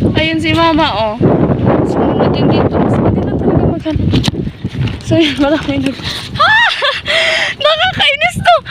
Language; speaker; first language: Filipino; non-native, local second language; Bikol